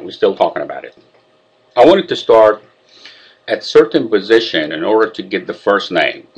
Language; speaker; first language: English; non-native, fluent; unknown